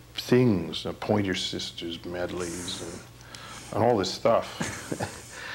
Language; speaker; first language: English; native; English